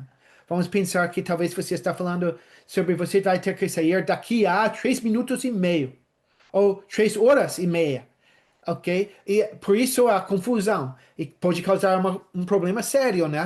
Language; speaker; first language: Portuguese; non-native, fluent; English